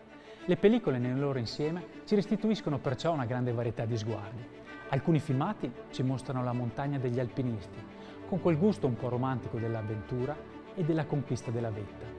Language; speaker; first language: Italian; native; Italian